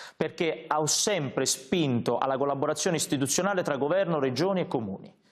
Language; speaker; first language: Italian; native; Italian